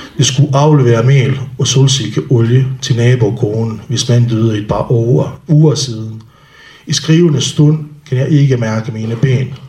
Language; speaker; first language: Danish; non-native, fluent; Bosnian